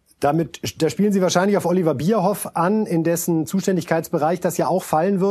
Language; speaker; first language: German; native; German